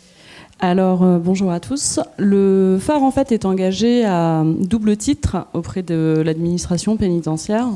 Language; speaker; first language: French; native; French